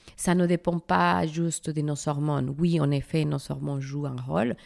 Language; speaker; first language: French; non-native, fluent; Spanish